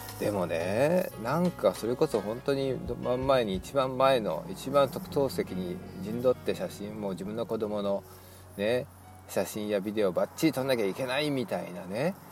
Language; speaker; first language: Japanese; native; Japanese